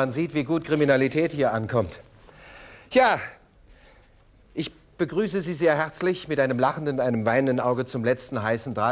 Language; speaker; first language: German; native; German